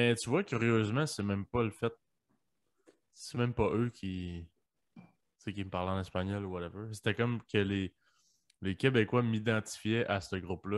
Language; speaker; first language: French; early bilingual, other home language; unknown